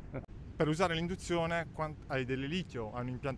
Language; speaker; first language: Italian; native; Italian